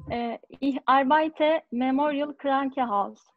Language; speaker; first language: German; non-native, learner; Turkish